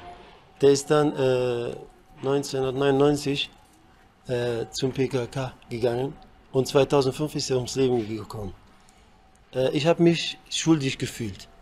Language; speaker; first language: German; early bilingual, heritage; Kurdish